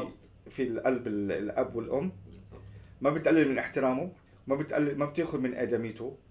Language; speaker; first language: Arabic; native; Arabic